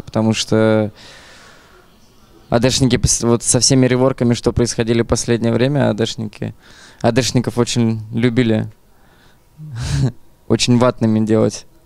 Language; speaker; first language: Russian; native; Russian